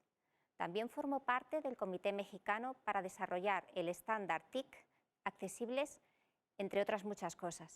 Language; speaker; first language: Spanish; native; Spanish